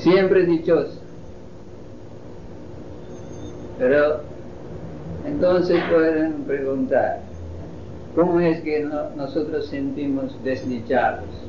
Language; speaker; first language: Spanish; non-native, fluent; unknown